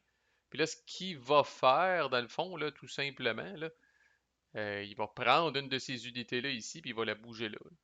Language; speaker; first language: French; native; French